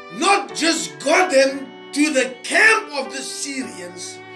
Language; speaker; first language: English; non-native, local second language; Afrikaans